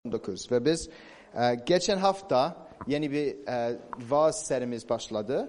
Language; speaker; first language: Turkish; non-native, fluent; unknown